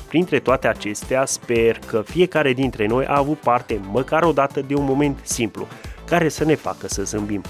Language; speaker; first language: Romanian; native; Romanian